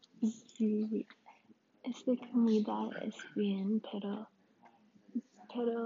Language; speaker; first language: Spanish; non-native, learner; English